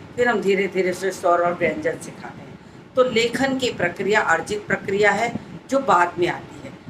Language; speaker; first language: Hindi; native; Hindi